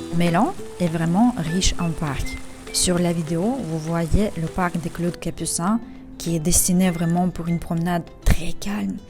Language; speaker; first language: French; non-native, fluent; Russian